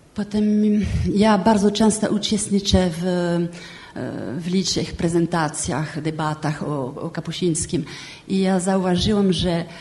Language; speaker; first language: Polish; non-native, fluent; French